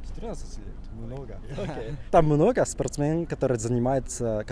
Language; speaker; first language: Russian; non-native, fluent; Japanese